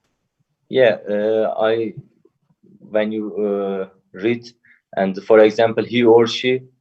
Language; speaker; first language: English; non-native, learner; Turkish